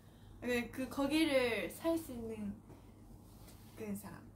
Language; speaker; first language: Korean; non-native, learner; Japanese